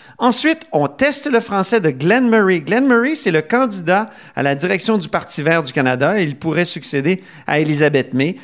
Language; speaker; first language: French; native; French